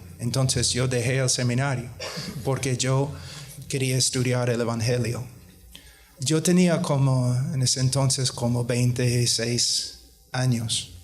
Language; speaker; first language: Spanish; non-native, fluent; English